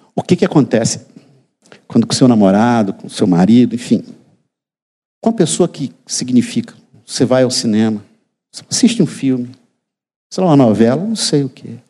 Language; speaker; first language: Portuguese; native; Portuguese